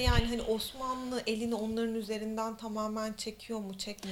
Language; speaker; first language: Turkish; native; Turkish